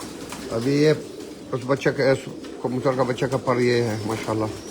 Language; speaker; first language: Hindi; non-native, learner; Arabic